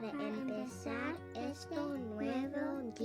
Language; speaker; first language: Spanish; non-native, learner; English